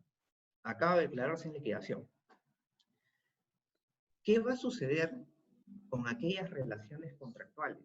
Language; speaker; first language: Spanish; native; Spanish